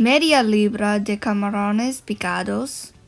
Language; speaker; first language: Spanish; non-native, learner; English